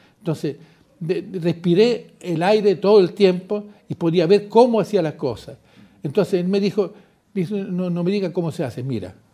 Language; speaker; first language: Spanish; native; Spanish